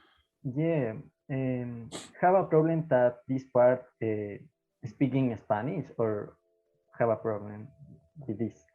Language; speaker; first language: English; non-native, learner; Spanish